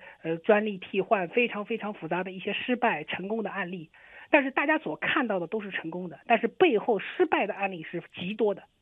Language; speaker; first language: Chinese; native; Chinese